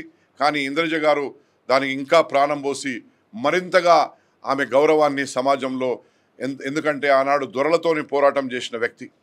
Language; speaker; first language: Telugu; native; Telugu